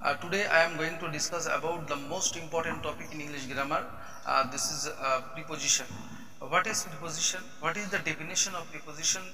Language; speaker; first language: English; non-native, local second language; Bangla